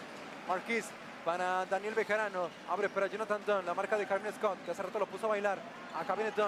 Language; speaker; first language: Spanish; native; Spanish